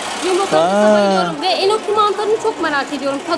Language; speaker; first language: Turkish; native; Turkish